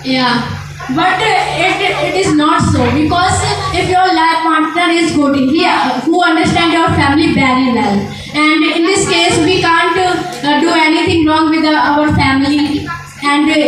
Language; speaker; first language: English; non-native, learner; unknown